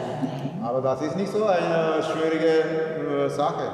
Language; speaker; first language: German; non-native, fluent; Malayalam